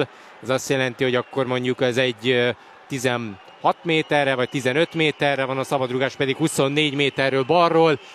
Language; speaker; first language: Hungarian; native; Hungarian